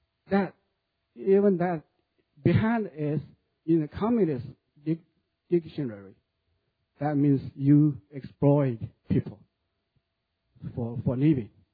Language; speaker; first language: English; non-native, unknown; Chinese